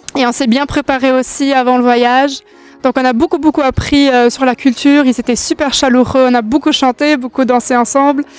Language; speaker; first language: French; early bilingual, other home language; German